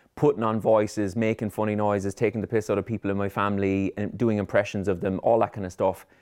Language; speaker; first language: English; native; English